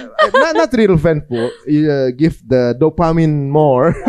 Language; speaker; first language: English; non-native, fluent; Indonesian